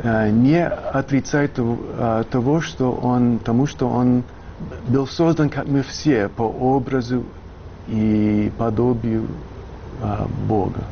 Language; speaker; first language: Russian; non-native, fluent; English